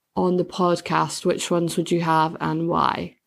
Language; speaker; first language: English; native; English